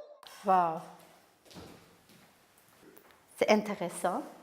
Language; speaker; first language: French; non-native, learner; Kurdish